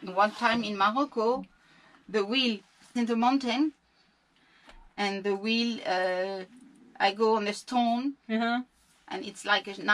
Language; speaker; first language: English; non-native, learner; French